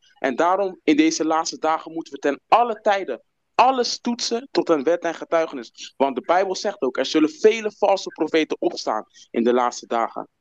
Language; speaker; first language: Dutch; non-native, local second language; Papiamento